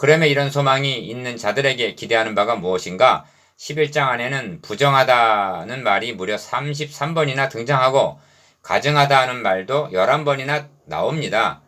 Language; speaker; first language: Korean; native; Korean